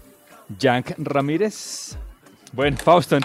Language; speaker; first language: Spanish; native; Spanish